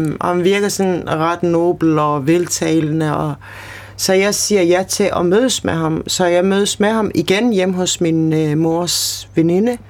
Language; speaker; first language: Danish; early bilingual, other home language; Kurdish